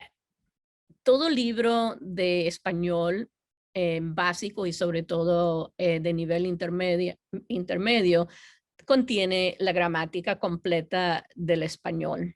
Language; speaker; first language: Spanish; non-native, fluent; English